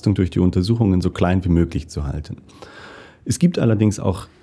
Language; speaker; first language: German; native; German